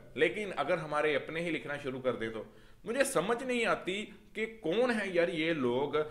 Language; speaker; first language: Urdu; native; Urdu